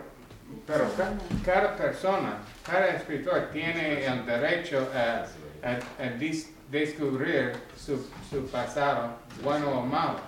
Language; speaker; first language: Spanish; non-native, learner; English